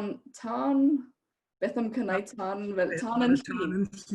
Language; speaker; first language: Welsh; non-native, fluent; Estonian